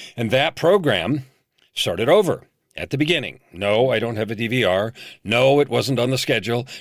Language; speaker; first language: English; native; English